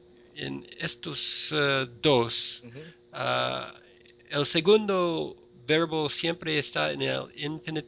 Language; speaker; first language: Spanish; non-native, fluent; English